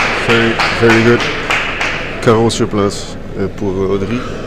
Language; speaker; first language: French; non-native, learner; Dutch